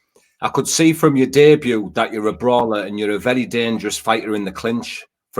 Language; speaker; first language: English; native; English